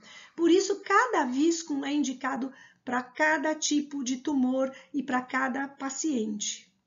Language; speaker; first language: Portuguese; native; Portuguese